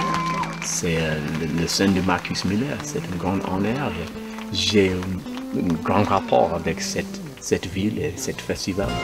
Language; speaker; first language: French; non-native, learner; English